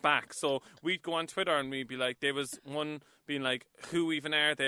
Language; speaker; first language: English; native; English